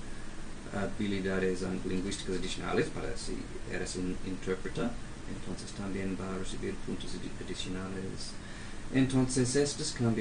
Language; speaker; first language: Spanish; non-native, fluent; English